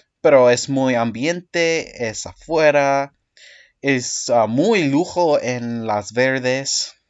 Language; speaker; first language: Spanish; non-native, learner; English